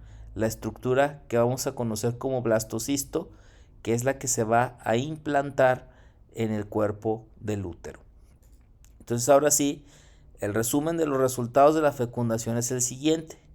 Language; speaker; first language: Spanish; native; Spanish